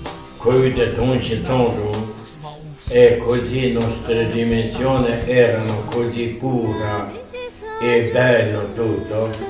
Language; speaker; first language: Italian; non-native, fluent; Tibetan